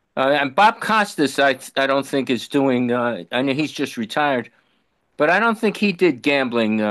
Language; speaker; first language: English; native; English